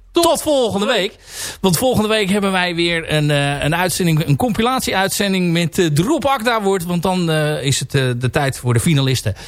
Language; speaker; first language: Dutch; native; Dutch